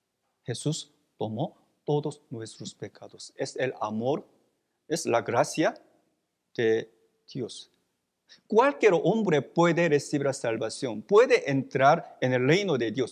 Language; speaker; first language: Spanish; non-native, fluent; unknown